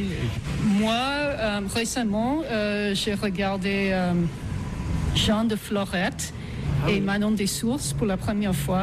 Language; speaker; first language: French; non-native, fluent; English